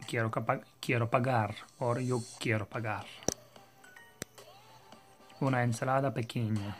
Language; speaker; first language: Spanish; non-native, learner; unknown